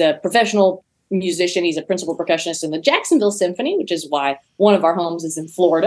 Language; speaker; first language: English; native; English